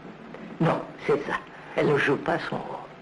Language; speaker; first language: French; non-native, learner; Telugu